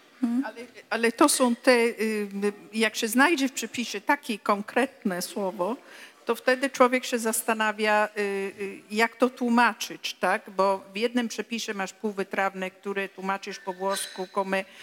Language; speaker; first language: Polish; non-native, fluent; Italian